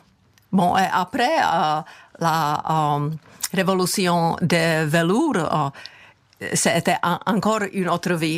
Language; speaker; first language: French; non-native, fluent; Czech